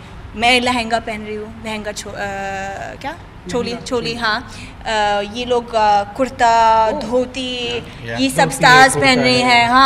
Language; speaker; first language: Hindi; non-native, learner; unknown